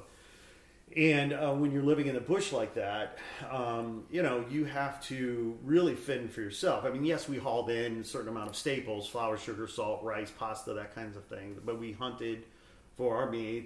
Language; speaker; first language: English; native; English